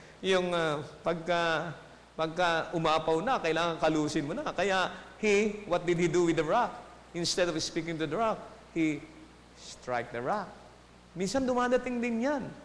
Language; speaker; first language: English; non-native, local second language; Filipino